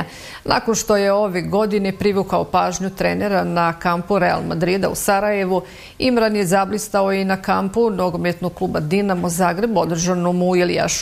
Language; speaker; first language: Serbian; native; Serbian